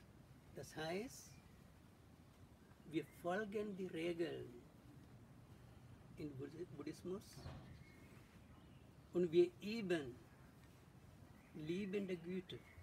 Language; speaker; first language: German; non-native, learner; Sinhala